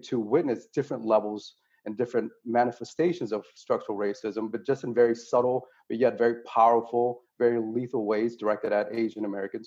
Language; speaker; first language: English; native; English